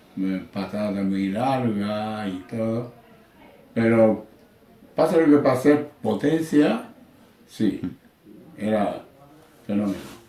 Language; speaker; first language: Spanish; non-native, learner; Japanese